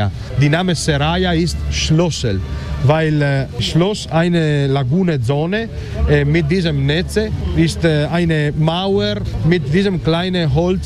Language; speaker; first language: German; non-native, learner; Italian